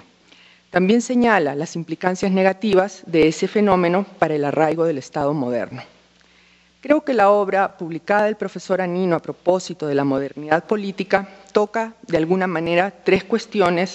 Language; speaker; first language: Spanish; native; Spanish